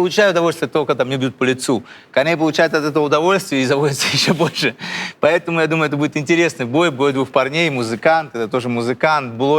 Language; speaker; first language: Russian; native; Russian